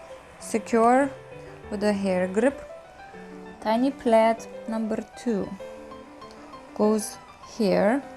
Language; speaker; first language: English; non-native, fluent; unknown